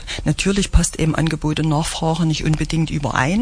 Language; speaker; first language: German; native; German